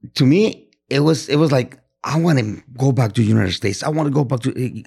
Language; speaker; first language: English; non-native, fluent; Spanish